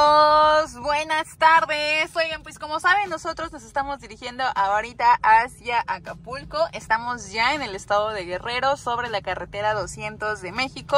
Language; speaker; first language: Spanish; native; Spanish